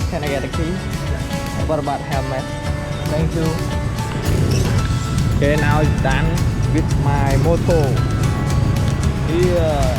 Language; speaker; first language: English; non-native, learner; Khmer